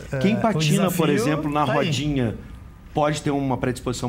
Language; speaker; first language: Portuguese; native; Portuguese